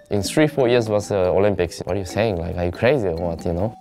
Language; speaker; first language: English; non-native, learner; Japanese